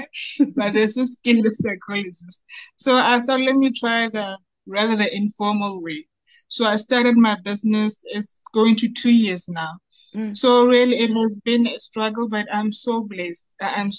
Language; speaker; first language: English; non-native, local second language; Southern Sotho